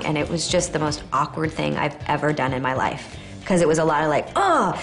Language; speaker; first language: English; native; English